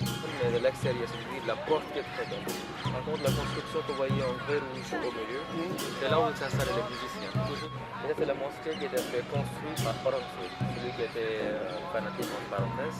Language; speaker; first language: French; non-native, fluent; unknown